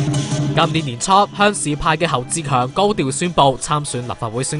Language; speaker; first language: Cantonese; native; Cantonese